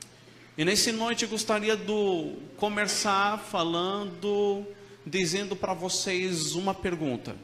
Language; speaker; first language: Portuguese; non-native, fluent; Arabic